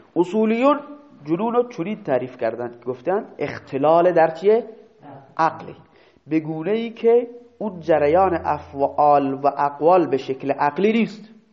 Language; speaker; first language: Persian; non-native, local second language; Baluchi